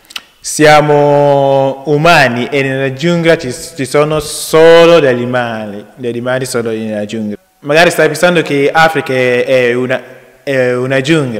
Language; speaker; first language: Italian; non-native, learner; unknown